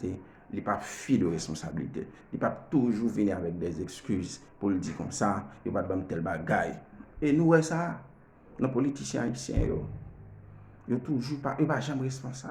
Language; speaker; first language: French; non-native, learner; Haitian Creole